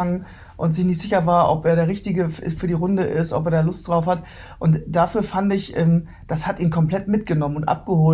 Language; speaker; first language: German; native; German